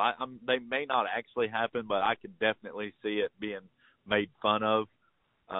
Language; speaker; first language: English; native; English